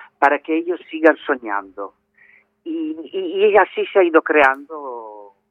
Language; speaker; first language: Spanish; non-native, fluent; Italian